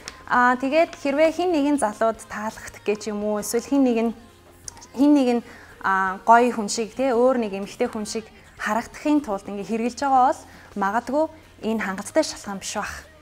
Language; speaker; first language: Mongolian; non-native, fluent; English